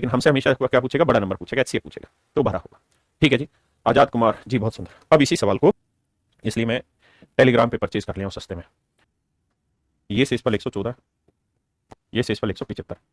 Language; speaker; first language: Hindi; native; Hindi